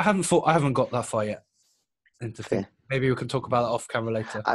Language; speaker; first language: English; native; English